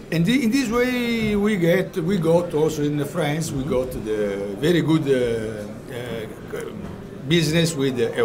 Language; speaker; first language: English; non-native, learner; Italian